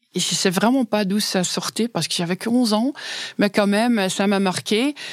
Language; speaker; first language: French; non-native, fluent; Dutch